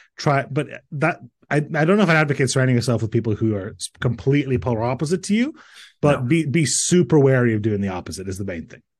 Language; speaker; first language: English; early bilingual, other home language; Croatian